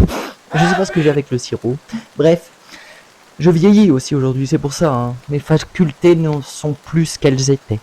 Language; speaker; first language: French; native; French